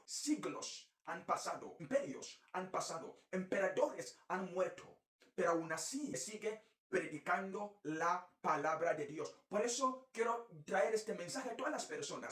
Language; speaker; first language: Spanish; non-native, fluent; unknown